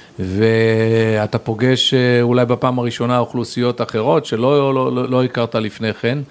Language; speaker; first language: Hebrew; native; Hebrew